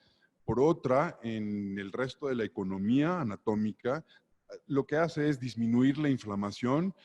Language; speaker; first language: Spanish; native; Spanish